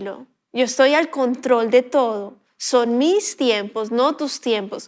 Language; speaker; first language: Spanish; native; Spanish